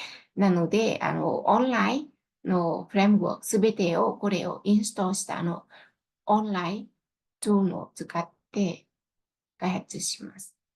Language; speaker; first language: Japanese; non-native, fluent; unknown